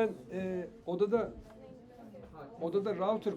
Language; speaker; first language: Turkish; native; Turkish